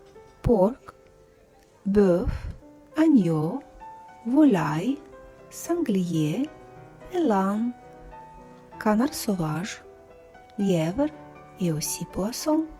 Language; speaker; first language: French; non-native, fluent; Russian